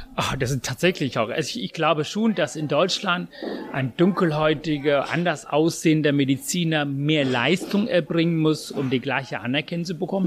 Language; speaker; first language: German; non-native, fluent; Tamil